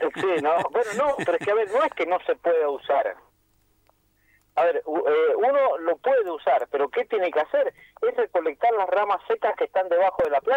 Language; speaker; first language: Spanish; native; Spanish